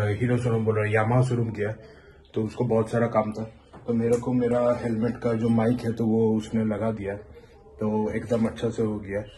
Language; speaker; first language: Hindi; non-native, local second language; Bangla